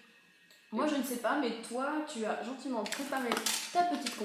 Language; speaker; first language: French; native; French